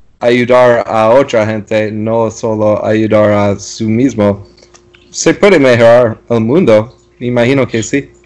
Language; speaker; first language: Spanish; non-native, learner; English